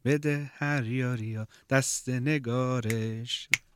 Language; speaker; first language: Persian; early bilingual, heritage; Persian